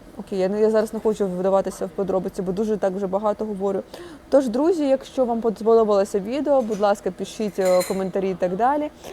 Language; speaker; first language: Ukrainian; non-native, local second language; Russian